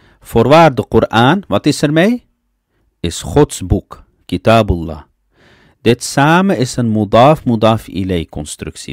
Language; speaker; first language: Dutch; early bilingual, other home language; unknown